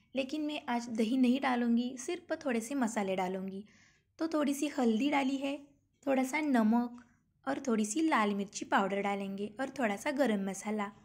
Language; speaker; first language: Hindi; non-native, local second language; Marathi